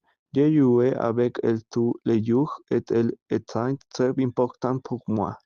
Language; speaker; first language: French; non-native, learner; Spanish